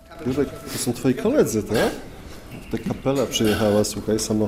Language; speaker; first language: Polish; native; Polish